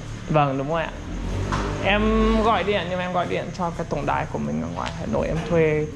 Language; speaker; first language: Vietnamese; non-native, fluent; English